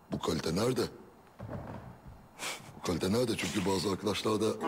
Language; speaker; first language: Turkish; native; Turkish